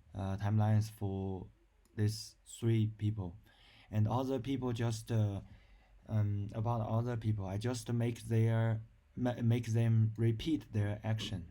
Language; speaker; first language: English; non-native, learner; Chinese